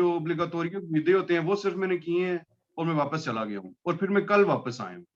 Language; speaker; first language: Urdu; non-native, local second language; Punjabi